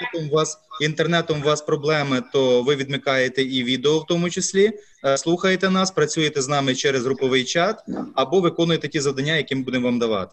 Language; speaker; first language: Ukrainian; native; Ukrainian